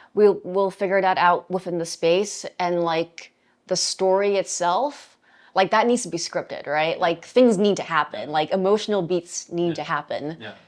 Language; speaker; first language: English; native; English